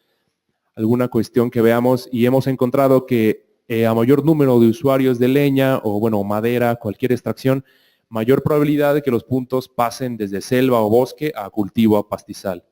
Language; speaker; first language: Spanish; native; Spanish